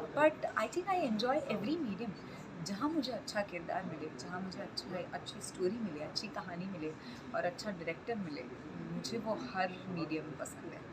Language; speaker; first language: Hindi; non-native, local second language; Marathi